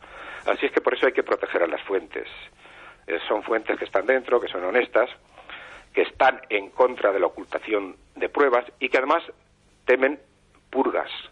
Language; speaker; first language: Spanish; native; Spanish